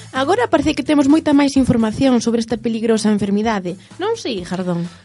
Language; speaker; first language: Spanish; native; Spanish